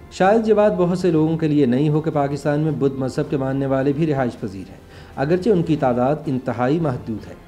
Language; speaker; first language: Urdu; native; Urdu